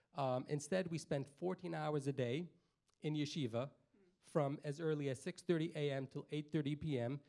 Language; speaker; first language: English; native; English